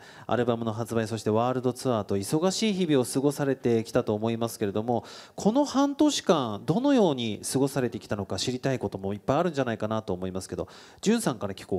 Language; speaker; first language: Japanese; native; Japanese